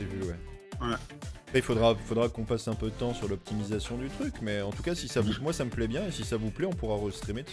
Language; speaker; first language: French; native; French